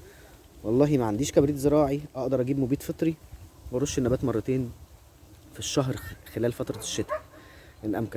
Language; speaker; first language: Arabic; native; Arabic